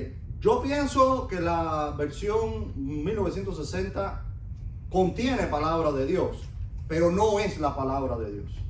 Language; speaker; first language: Spanish; native; Spanish